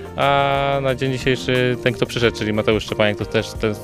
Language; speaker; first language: Polish; native; Polish